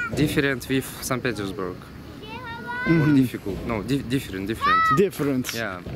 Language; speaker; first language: English; non-native, learner; Russian